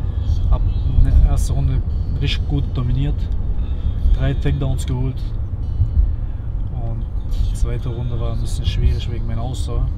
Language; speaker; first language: German; early bilingual, other home language; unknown